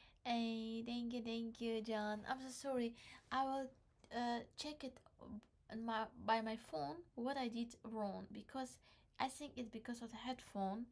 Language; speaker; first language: English; non-native, learner; Crimean Tatar